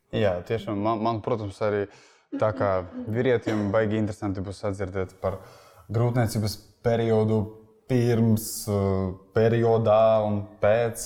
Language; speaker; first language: Latvian; non-native, local second language; Russian